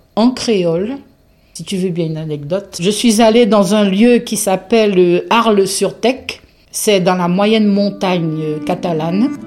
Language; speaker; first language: French; non-native, local second language; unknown